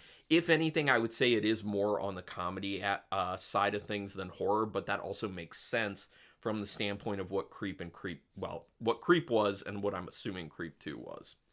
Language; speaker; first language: English; native; English